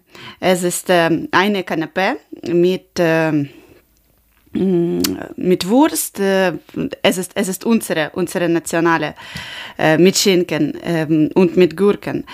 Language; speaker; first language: German; non-native, learner; Ukrainian